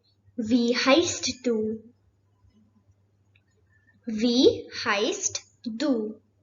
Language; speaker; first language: German; non-native, fluent; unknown